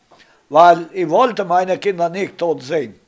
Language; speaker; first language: German; non-native, learner; Romany